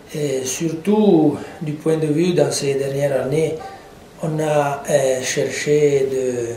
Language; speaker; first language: French; non-native, local second language; Italian